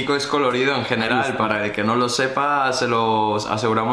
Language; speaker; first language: Spanish; native; Spanish